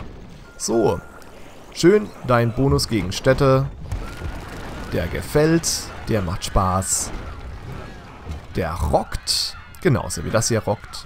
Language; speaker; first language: German; native; German